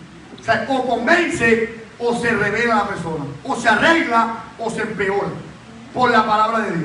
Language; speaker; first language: Spanish; native; Spanish